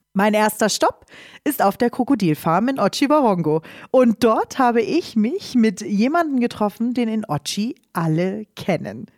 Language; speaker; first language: German; native; German